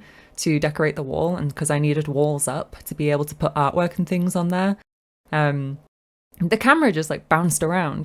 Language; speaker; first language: English; native; English